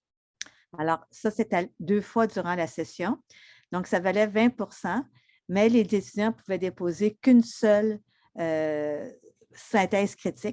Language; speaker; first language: French; native; French